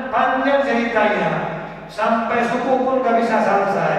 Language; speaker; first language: Indonesian; non-native, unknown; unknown